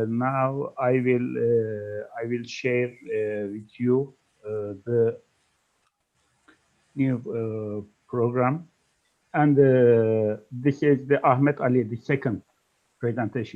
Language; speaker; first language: English; non-native, learner; Turkish